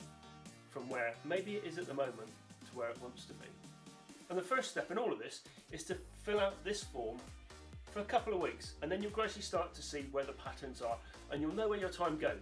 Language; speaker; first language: English; native; English